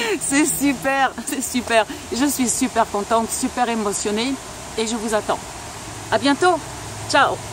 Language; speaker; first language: French; non-native, local second language; Spanish